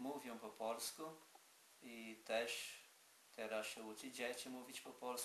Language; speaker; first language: Polish; early bilingual, heritage; Polish